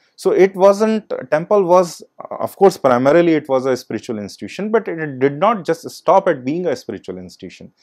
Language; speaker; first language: English; non-native, local second language; Hindi